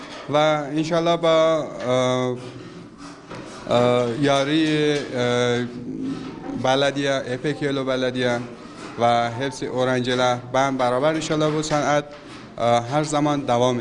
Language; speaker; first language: Turkish; non-native, learner; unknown